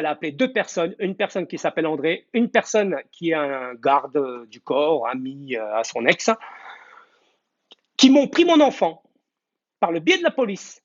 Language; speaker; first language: French; native; French